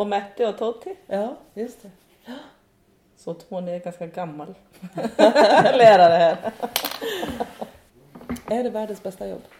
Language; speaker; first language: Swedish; non-native, fluent; Icelandic